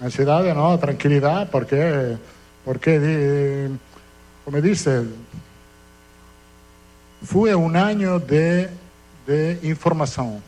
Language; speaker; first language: Portuguese; non-native, fluent; Italian